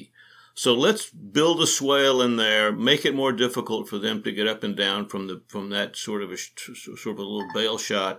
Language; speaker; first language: English; native; English